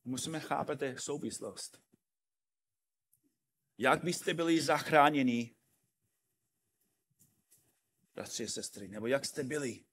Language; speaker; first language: Czech; non-native, fluent; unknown